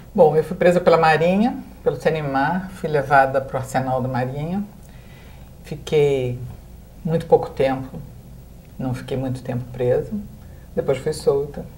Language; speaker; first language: Portuguese; native; Portuguese